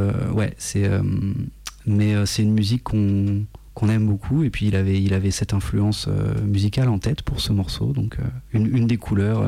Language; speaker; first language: French; native; French